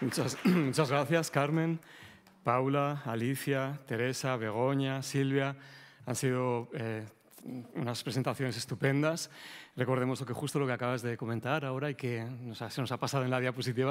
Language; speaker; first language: Spanish; native; Spanish